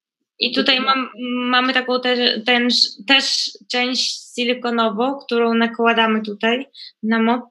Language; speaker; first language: Polish; non-native, fluent; Ukrainian